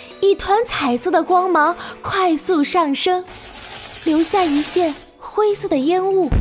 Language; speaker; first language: Chinese; native; Chinese